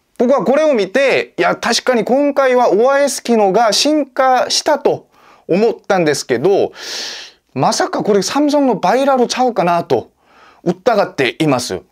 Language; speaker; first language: Japanese; non-native, fluent; Korean